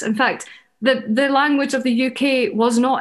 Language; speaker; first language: English; native; English